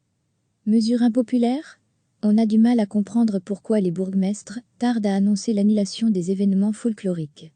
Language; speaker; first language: French; native; French